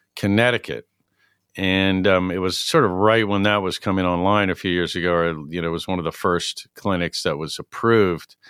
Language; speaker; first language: English; native; English